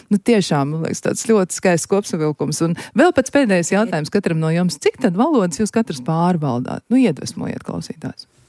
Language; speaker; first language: Latvian; native; Latvian